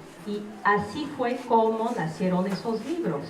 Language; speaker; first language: Spanish; non-native, fluent; French